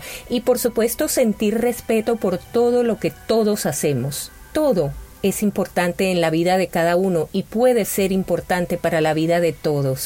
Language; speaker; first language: Spanish; native; Spanish